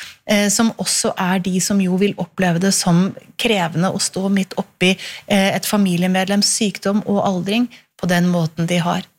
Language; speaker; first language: Norwegian; native; Norwegian